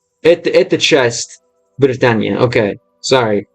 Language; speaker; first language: Russian; non-native, learner; English